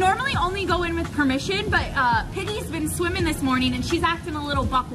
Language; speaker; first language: English; native; English